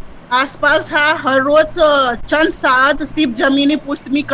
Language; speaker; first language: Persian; non-native, learner; Urdu